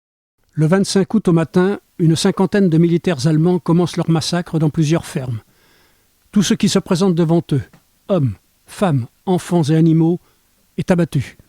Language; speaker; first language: French; native; French